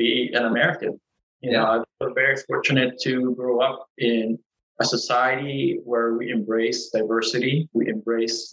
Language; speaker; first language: English; native; English